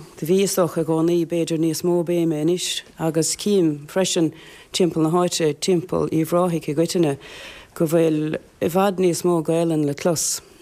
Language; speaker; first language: Irish; native; Irish